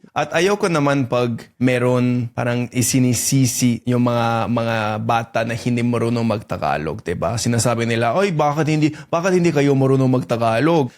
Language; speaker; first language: Filipino; non-native, fluent; English